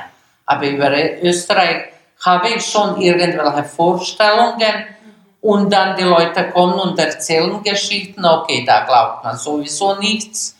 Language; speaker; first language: German; non-native, learner; Bosnian